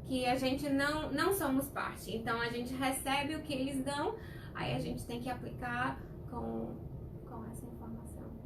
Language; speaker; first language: Portuguese; non-native, fluent; Spanish